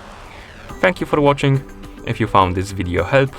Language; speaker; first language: English; non-native, fluent; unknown